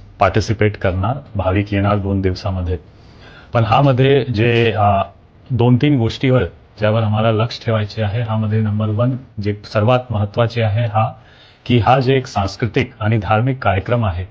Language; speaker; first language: Marathi; non-native, local second language; Hindi